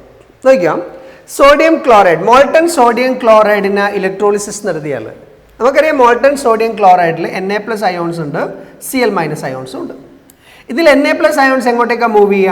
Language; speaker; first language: Malayalam; native; Malayalam